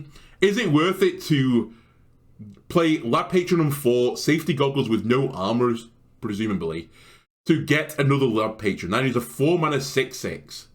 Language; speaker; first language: English; native; English